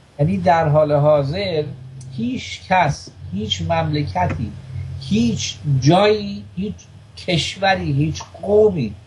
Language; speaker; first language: Persian; native; Persian